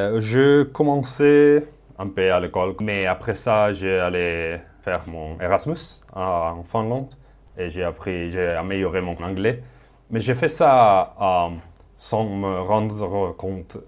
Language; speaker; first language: French; non-native, fluent; Spanish